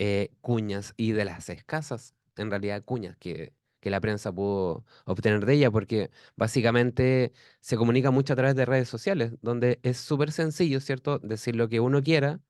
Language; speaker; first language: Spanish; native; Spanish